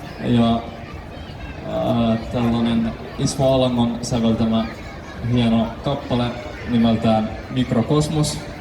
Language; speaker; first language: Finnish; native; Finnish